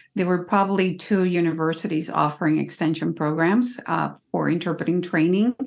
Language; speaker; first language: English; early bilingual, other home language; Spanish